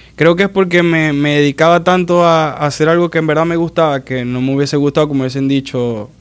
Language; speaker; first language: Spanish; native; Spanish